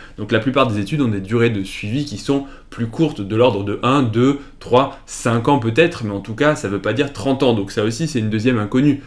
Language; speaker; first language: French; native; French